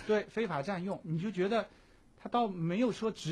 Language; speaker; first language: Chinese; native; Chinese